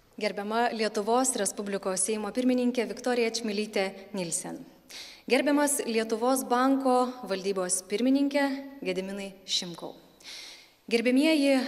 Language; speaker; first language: Lithuanian; native; Lithuanian